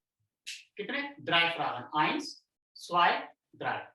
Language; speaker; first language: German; non-native, learner; Hindi